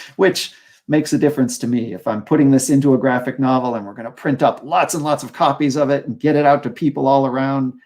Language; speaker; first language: English; native; English